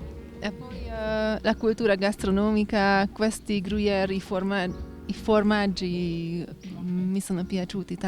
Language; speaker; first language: Italian; non-native, fluent; Hungarian